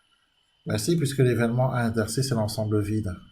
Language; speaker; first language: French; native; French